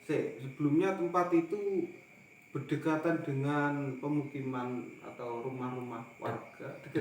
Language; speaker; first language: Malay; non-native, local second language; Javanese